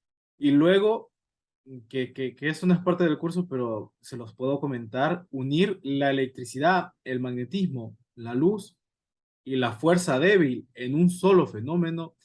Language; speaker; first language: Spanish; native; Spanish